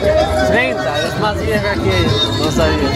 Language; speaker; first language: Spanish; non-native, fluent; Swedish